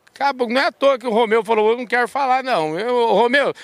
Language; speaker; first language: Portuguese; native; Portuguese